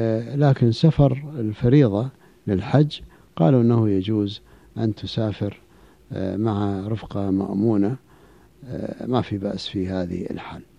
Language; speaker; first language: Arabic; native; Arabic